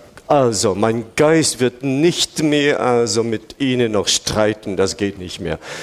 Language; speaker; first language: German; non-native, fluent; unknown